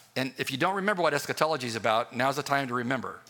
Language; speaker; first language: English; native; English